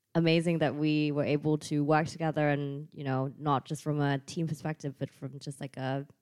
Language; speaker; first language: English; non-native, fluent; Thai